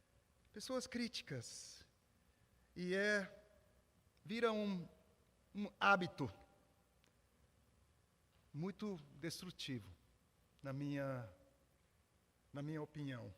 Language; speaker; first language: Portuguese; non-native, fluent; English